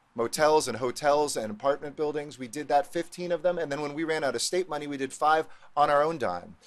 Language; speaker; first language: English; native; English